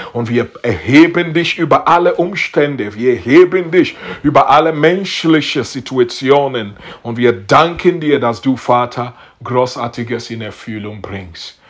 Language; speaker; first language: German; non-native, learner; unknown